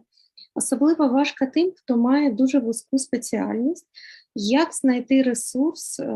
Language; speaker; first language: Ukrainian; native; Ukrainian